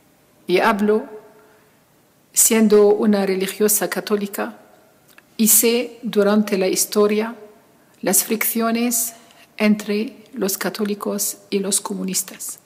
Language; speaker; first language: Spanish; non-native, fluent; Arabic